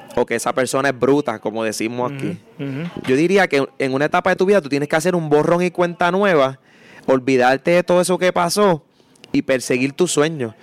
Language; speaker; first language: Spanish; native; Spanish